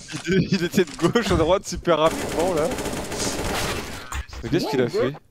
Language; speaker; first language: French; native; French